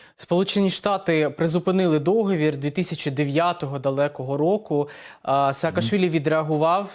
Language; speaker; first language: Ukrainian; native; Ukrainian